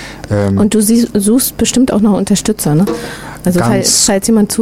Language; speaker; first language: German; native; German